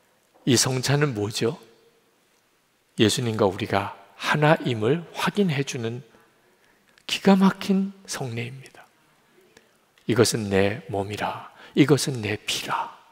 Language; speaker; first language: Korean; native; Korean